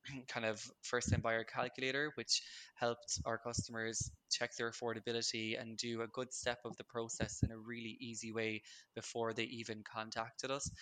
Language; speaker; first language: English; native; English